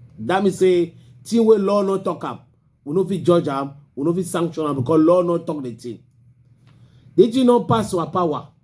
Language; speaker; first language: Nigerian Pidgin; native; Nigerian Pidgin